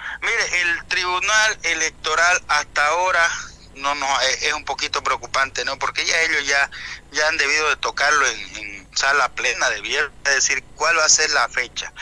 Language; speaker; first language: Spanish; native; Spanish